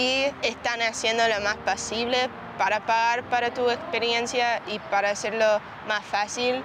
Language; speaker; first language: Spanish; early bilingual, heritage; Spanish